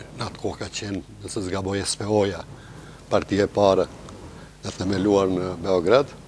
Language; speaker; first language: Albanian; native; Albanian